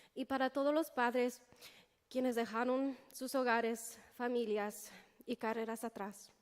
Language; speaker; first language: Spanish; early bilingual, heritage; Spanish